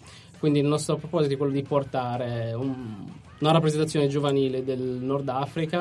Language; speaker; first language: Italian; non-native, fluent; Arabic